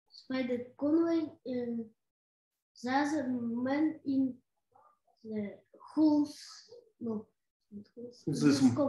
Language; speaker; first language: English; non-native, learner; Russian